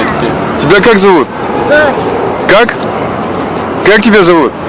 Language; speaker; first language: Russian; native; Russian